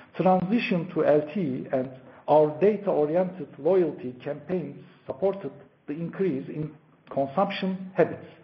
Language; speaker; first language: English; non-native, fluent; Turkish